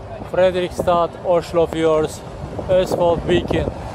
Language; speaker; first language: English; non-native, learner; Turkish